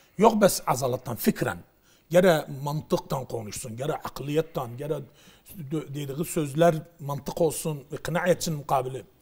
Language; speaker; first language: Turkish; native; Turkish